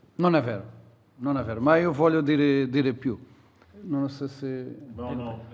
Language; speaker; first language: Italian; non-native, learner; Portuguese